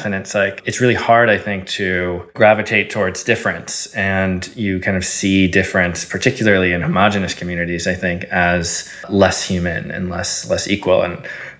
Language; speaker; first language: English; early bilingual, other home language; Arabic